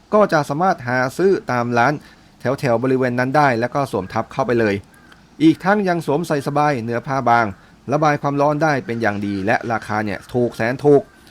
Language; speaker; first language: Thai; native; Thai